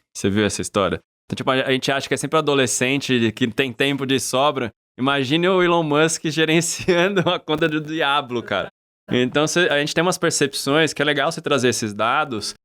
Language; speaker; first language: Portuguese; native; Portuguese